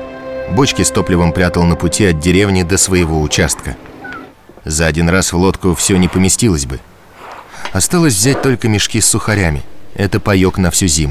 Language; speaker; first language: Russian; native; Russian